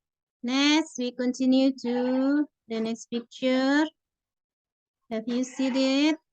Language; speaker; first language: English; non-native, fluent; Indonesian